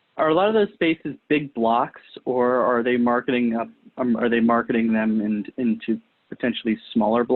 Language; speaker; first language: English; native; English